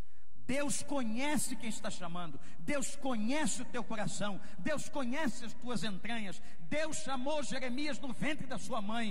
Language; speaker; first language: Portuguese; native; Portuguese